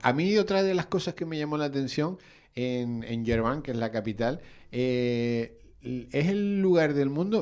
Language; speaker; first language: Spanish; native; Spanish